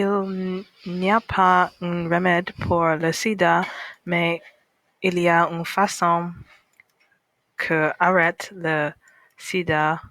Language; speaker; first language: French; non-native, learner; English